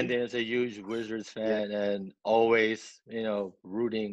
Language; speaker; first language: English; non-native, local second language; Filipino